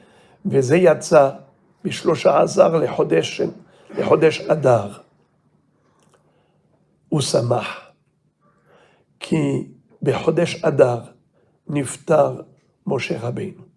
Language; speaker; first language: Hebrew; non-native, fluent; French